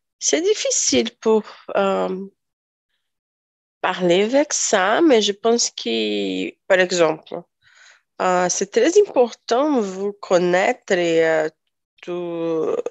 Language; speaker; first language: French; non-native, learner; Portuguese